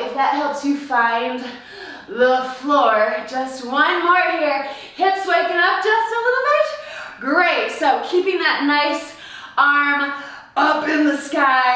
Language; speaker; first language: English; native; English